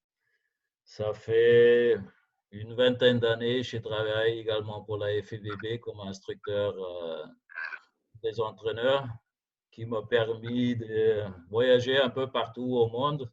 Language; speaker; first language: French; non-native, fluent; German